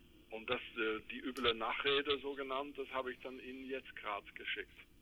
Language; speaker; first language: German; non-native, fluent; English